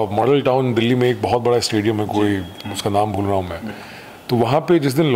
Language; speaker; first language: Hindi; native; Hindi